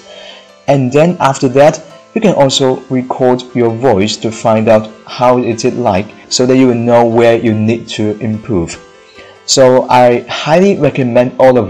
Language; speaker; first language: English; non-native, fluent; Chinese